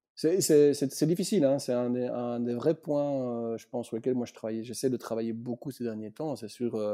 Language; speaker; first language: French; native; French